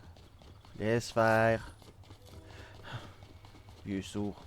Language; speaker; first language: French; native; French